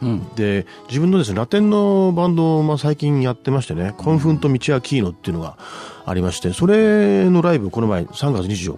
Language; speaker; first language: Japanese; native; Japanese